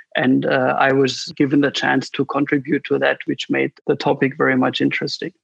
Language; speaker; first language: English; non-native, fluent; German